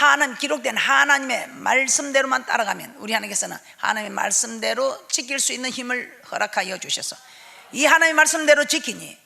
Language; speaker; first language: Korean; native; Korean